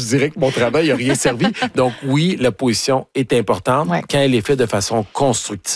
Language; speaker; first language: French; native; French